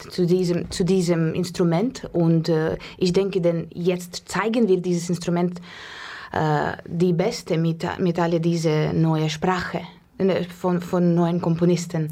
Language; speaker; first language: German; non-native, learner; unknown